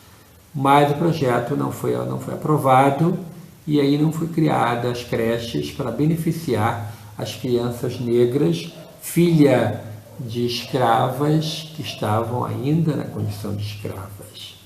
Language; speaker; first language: Portuguese; native; Portuguese